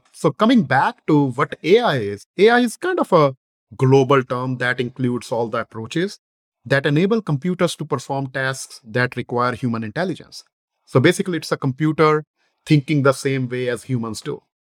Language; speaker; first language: English; non-native, local second language; Hindi